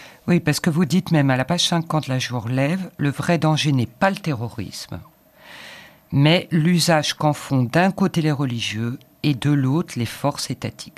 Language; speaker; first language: French; native; French